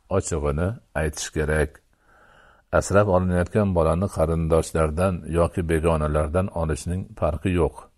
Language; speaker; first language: Uzbek; native; Uzbek